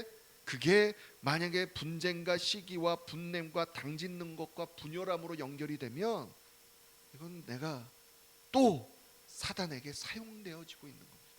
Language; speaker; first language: Korean; native; Korean